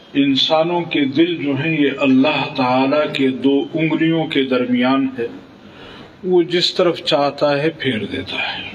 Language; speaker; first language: Urdu; non-native, local second language; Pashto